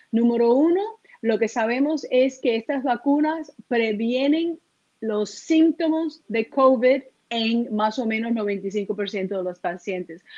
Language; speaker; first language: Spanish; early bilingual, heritage; Spanish